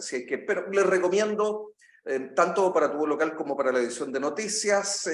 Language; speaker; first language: Spanish; native; Spanish